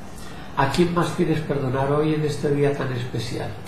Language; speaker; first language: Spanish; native; Spanish